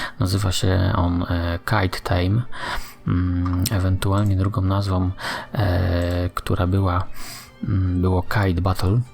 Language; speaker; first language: Polish; native; Polish